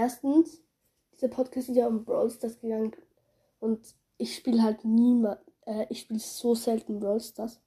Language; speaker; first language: German; native; German